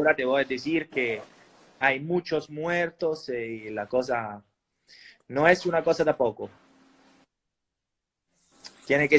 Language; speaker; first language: Spanish; non-native, fluent; Italian